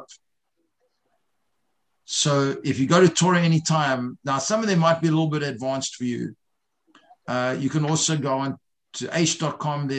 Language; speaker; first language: English; native; English